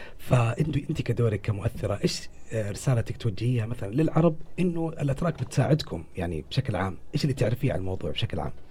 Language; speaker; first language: Arabic; native; Arabic